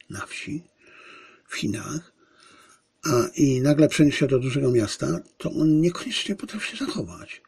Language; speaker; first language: Polish; native; Polish